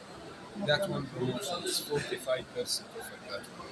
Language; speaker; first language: English; non-native, fluent; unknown